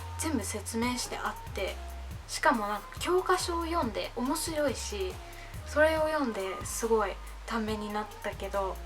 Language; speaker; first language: Japanese; non-native, fluent; English